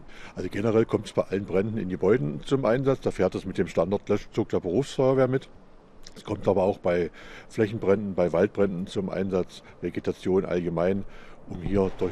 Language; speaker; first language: German; native; German